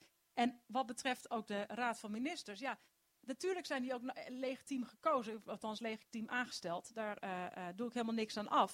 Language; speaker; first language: Dutch; native; Dutch